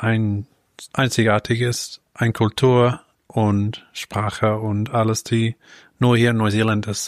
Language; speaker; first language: German; non-native, fluent; English